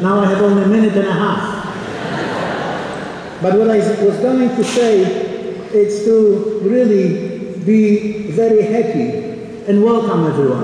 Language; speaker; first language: English; non-native, fluent; Polish